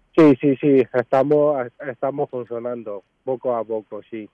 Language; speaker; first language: Spanish; non-native, learner; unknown